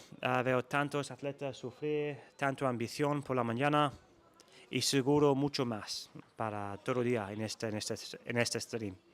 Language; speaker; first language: Spanish; non-native, learner; English